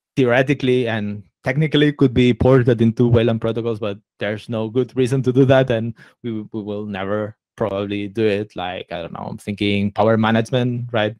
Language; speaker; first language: English; non-native, fluent; Catalan